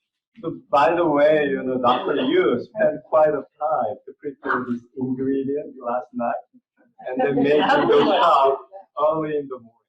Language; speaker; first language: English; non-native, fluent; Korean